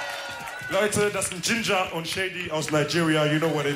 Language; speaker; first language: German; early bilingual, other home language; Wolof